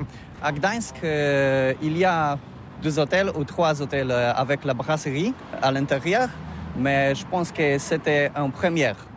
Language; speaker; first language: French; non-native, learner; Polish